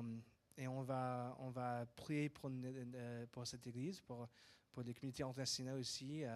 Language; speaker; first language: French; non-native, fluent; English